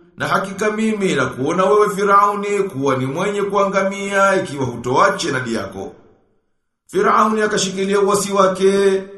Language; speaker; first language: Swahili; native; Swahili